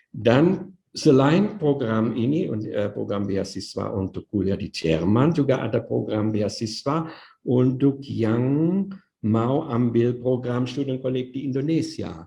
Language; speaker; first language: Indonesian; non-native, fluent; German